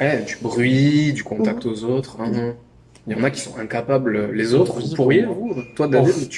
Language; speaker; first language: French; native; French